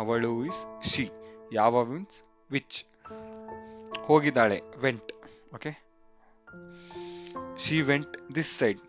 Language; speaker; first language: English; non-native, local second language; Kannada